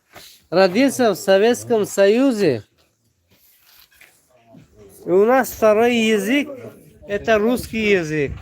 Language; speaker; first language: Russian; non-native, local second language; Tajik